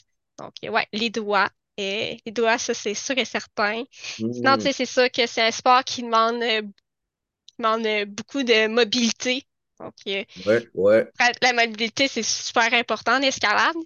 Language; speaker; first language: French; native; French